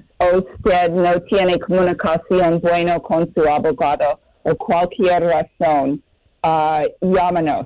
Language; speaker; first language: Spanish; non-native, learner; English